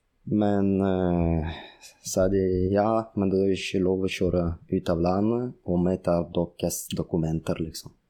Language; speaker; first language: Norwegian; non-native, fluent; Russian